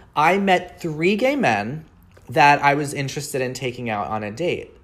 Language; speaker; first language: English; native; English